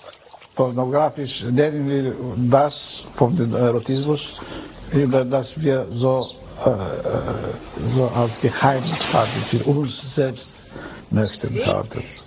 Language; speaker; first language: German; non-native, fluent; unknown